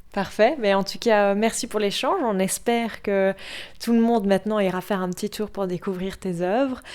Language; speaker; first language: French; native; French